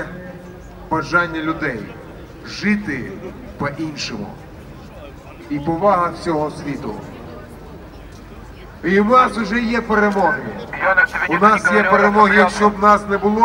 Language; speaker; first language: Ukrainian; non-native, local second language; Russian